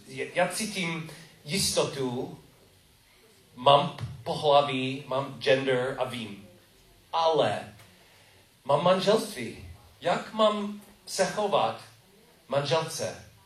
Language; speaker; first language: Czech; non-native, learner; English